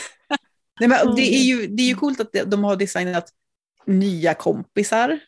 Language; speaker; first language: Swedish; native; Swedish